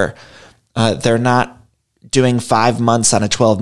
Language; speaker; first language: English; native; English